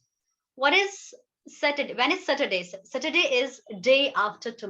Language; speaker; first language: English; non-native, fluent; Hindi